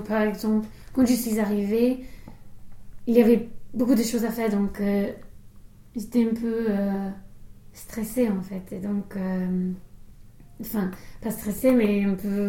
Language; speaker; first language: French; non-native, fluent; English